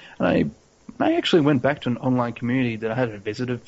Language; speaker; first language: English; native; English